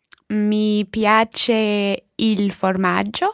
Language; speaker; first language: Italian; non-native, learner; English